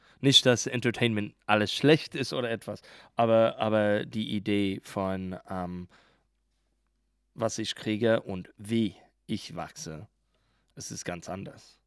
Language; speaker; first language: German; non-native, learner; English